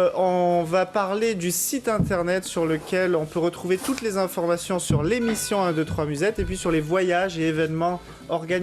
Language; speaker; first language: French; native; French